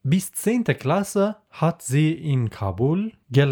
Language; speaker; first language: German; non-native, learner; Persian